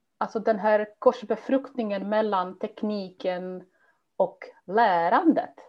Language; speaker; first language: Swedish; non-native, fluent; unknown